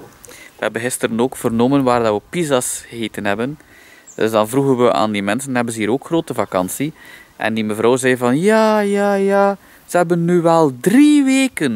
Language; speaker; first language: Dutch; native; Dutch